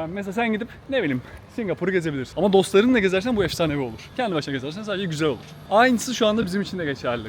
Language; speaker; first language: Turkish; native; Turkish